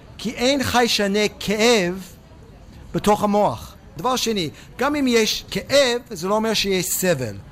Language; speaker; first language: Hebrew; non-native, fluent; English